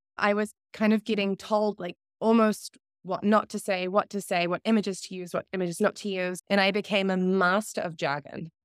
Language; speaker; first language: English; native; English